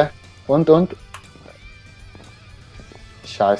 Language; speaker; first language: German; native; German